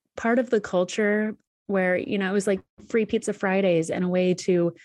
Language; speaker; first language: English; native; English